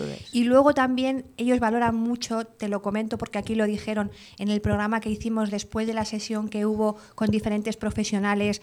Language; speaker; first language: Spanish; native; Spanish